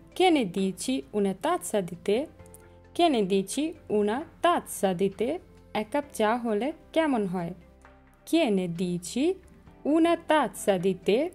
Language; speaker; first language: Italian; non-native, learner; Bangla